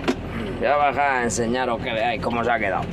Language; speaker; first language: Spanish; native; Spanish